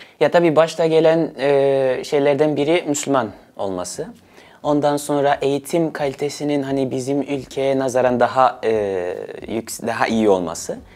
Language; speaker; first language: Turkish; early bilingual, other home language; Swahili